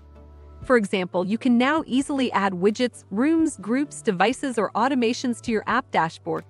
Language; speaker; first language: English; non-native, fluent; Dutch